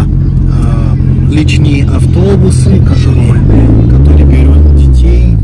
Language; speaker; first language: Russian; non-native, fluent; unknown